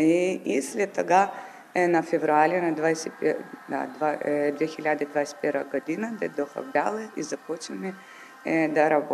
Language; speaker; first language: Bulgarian; non-native, learner; Ukrainian